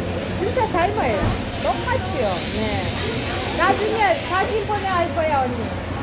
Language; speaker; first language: Korean; non-native, learner; Kazakh